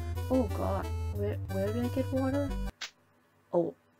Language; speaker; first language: English; non-native, fluent; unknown